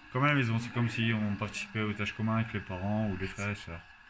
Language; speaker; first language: French; native; French